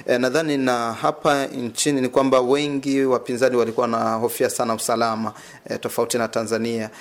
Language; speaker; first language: Swahili; non-native, local second language; Kikuyu